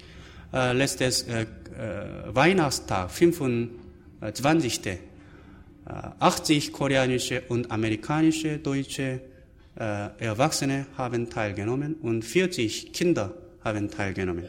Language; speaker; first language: German; non-native, fluent; Korean